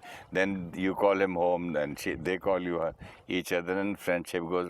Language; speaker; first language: English; non-native, local second language; Hindi